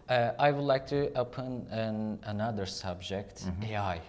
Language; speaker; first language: English; non-native, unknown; Turkish